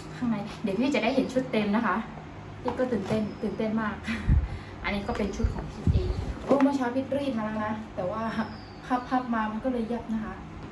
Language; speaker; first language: Thai; non-native, local second language; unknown